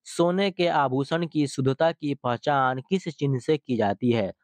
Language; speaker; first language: Hindi; native; Hindi